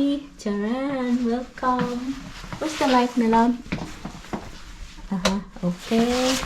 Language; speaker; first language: English; non-native, local second language; Filipino